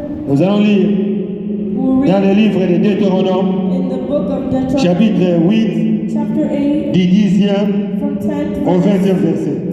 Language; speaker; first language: French; non-native, local second language; Lingala